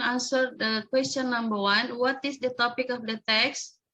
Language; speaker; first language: English; non-native, learner; Indonesian